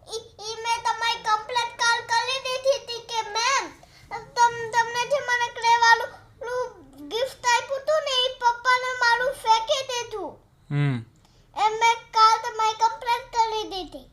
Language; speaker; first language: Gujarati; native; Gujarati